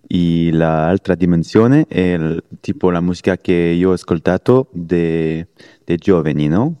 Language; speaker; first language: Italian; non-native, learner; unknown